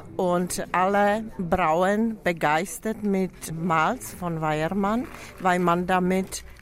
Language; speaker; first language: German; non-native, fluent; Czech